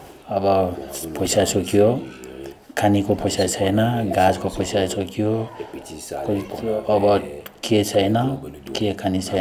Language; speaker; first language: Nepali; non-native, learner; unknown